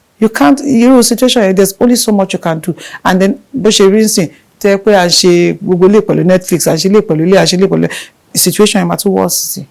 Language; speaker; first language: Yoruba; native; Yoruba